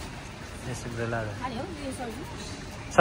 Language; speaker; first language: Portuguese; non-native, learner; Nepali